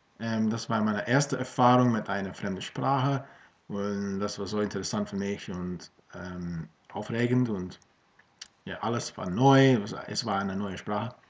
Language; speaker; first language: German; non-native, fluent; English